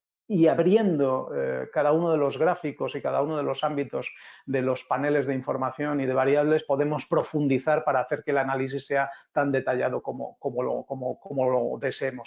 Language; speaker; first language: Spanish; native; Spanish